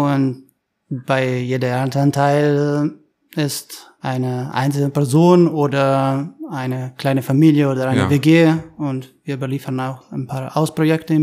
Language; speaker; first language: German; non-native, fluent; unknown